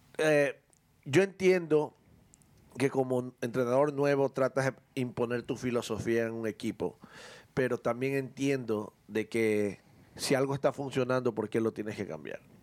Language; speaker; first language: Spanish; native; Spanish